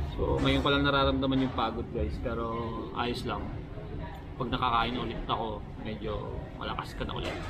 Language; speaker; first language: Filipino; non-native, local second language; Hiligaynon